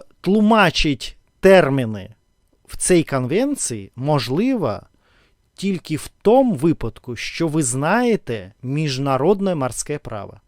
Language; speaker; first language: Ukrainian; non-native, learner; Russian